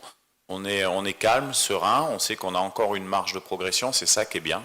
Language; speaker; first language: French; native; French